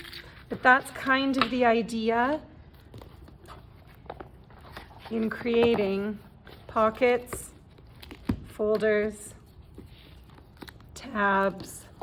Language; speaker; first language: English; native; English